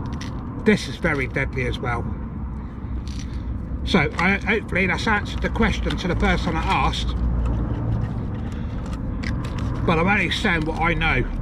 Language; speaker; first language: English; native; English